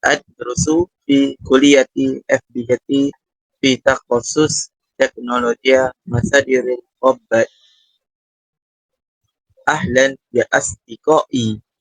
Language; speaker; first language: Arabic; non-native, learner; Malay